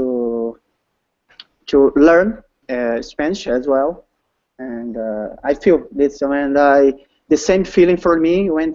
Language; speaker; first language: English; non-native, learner; Portuguese